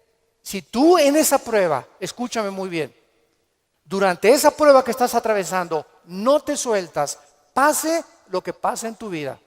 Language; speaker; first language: Spanish; native; Spanish